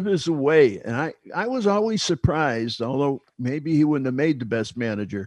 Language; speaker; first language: English; native; English